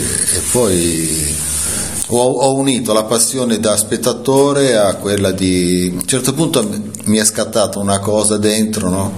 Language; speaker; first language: Italian; native; Italian